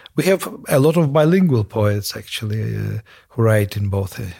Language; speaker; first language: English; non-native, fluent; Russian